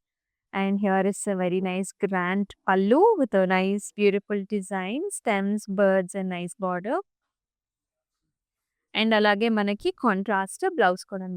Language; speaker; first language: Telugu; native; Telugu